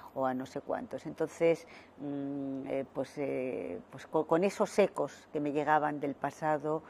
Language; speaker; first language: Spanish; native; Spanish